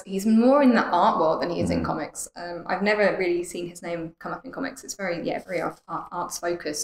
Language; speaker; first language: English; native; English